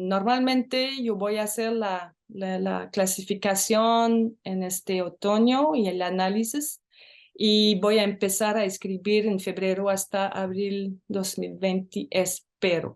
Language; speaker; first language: Spanish; non-native, learner; French